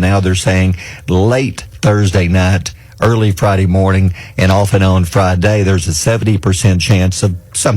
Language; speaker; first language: English; native; English